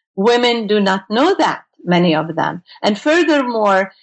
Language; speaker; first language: English; non-native, fluent; Arabic